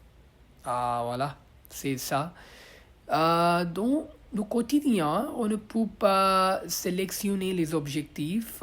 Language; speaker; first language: French; non-native, learner; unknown